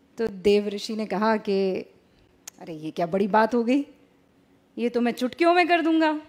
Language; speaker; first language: Hindi; native; Hindi